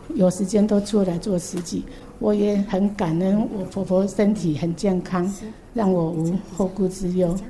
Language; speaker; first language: Chinese; native; Chinese